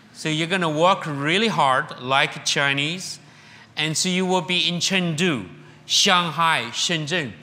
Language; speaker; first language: English; non-native, fluent; Chinese